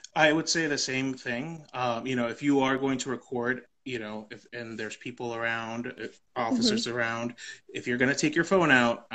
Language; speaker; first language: English; native; English